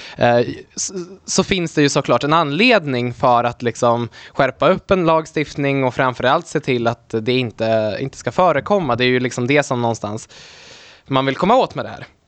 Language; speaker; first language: Swedish; early bilingual, other home language; Polish